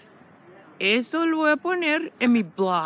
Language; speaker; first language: Spanish; non-native, fluent; English